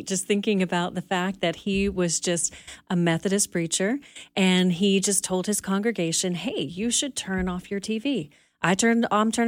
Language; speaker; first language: English; native; English